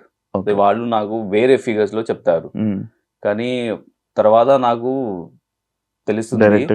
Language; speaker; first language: Telugu; non-native, learner; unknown